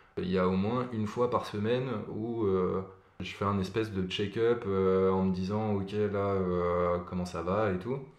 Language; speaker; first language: French; native; French